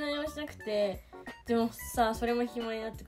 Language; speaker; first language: Japanese; native; Japanese